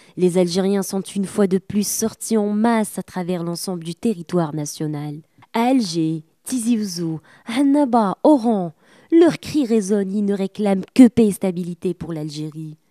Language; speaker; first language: French; non-native, local second language; Arabic